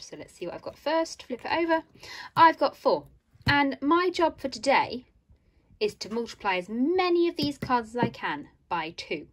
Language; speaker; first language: English; native; English